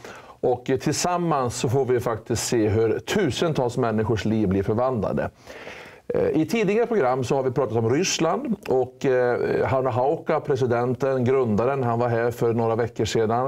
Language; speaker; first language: Swedish; native; Swedish